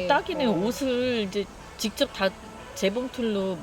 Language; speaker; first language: Korean; native; Korean